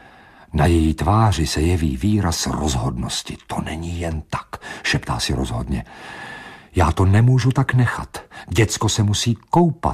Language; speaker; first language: Czech; native; Czech